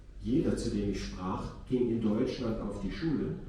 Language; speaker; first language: German; native; German